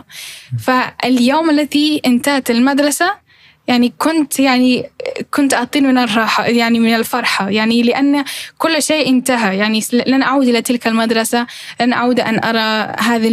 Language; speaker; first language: Arabic; early bilingual, heritage; Arabic